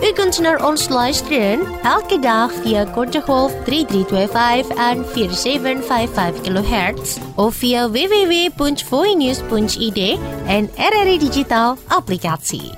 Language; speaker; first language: Dutch; non-native, fluent; Indonesian